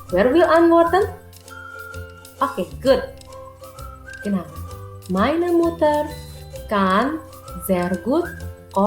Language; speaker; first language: German; non-native, fluent; Indonesian